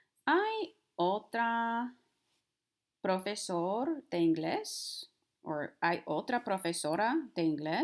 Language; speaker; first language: Spanish; non-native, fluent; English